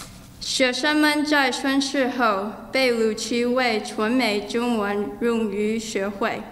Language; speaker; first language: Chinese; non-native, learner; English